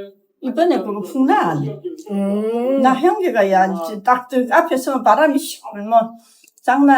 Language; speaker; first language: Korean; native; Korean